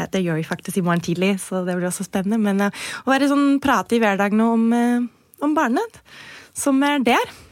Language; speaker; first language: Norwegian; non-native, fluent; German